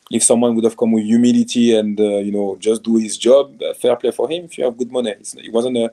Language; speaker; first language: English; non-native, fluent; French